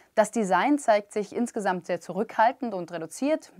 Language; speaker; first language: German; native; German